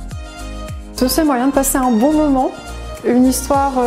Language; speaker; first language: French; native; French